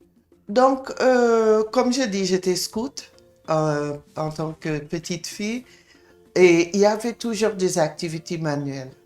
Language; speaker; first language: French; non-native, fluent; English